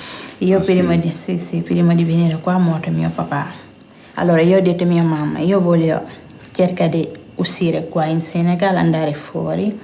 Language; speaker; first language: Italian; non-native, learner; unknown